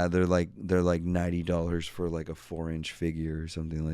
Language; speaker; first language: English; native; English